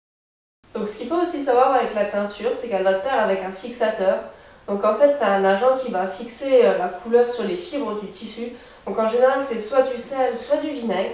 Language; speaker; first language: French; native; French